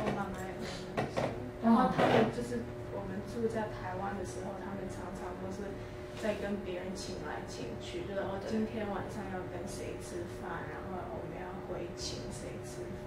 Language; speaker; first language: Chinese; non-native, learner; English